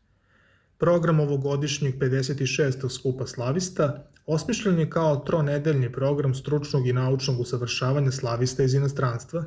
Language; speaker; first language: Serbian; native; Serbian